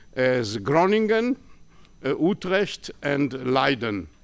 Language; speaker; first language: English; non-native, fluent; Italian